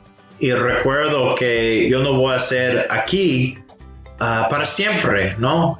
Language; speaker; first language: Spanish; non-native, fluent; English